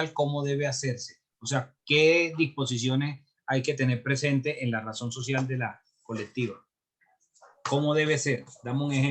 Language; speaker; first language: Spanish; native; Spanish